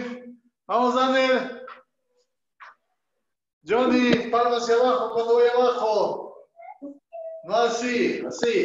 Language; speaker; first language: Spanish; native; Spanish